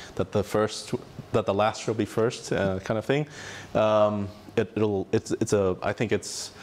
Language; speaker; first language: English; native; English